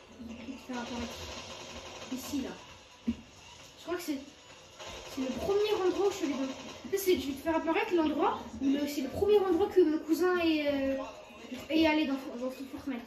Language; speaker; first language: French; native; French